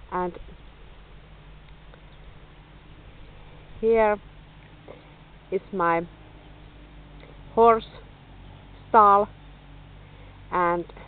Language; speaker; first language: English; non-native, learner; Finnish